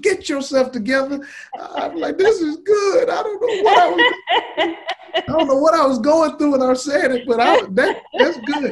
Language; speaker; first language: English; native; English